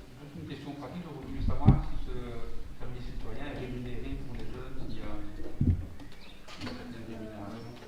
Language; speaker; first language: French; native; French